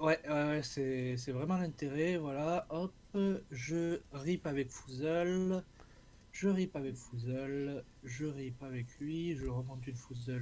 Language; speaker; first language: French; native; French